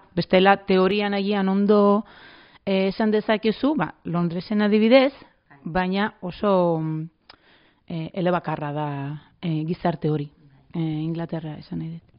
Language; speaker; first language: Basque; non-native, fluent; Greek